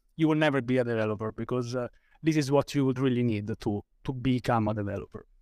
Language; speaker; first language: English; non-native, fluent; Italian